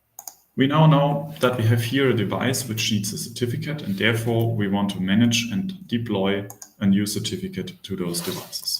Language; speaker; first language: English; non-native, fluent; German